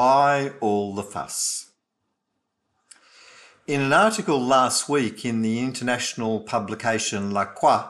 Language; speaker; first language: English; native; English